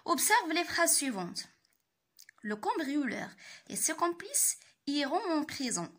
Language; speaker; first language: French; non-native, local second language; Arabic